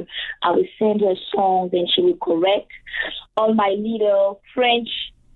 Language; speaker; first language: English; non-native, fluent; French